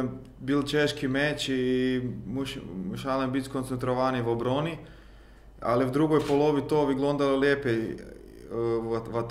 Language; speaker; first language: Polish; non-native, learner; Croatian